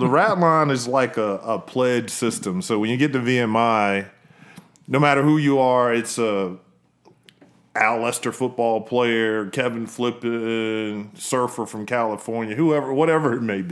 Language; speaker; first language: English; native; English